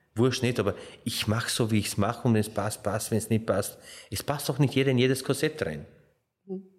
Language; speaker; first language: German; non-native, fluent; Slovenian